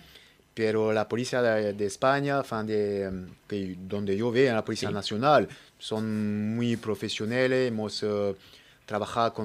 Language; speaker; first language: Spanish; non-native, learner; French